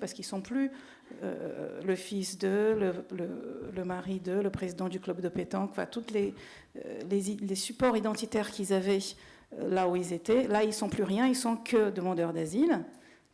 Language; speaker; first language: French; native; French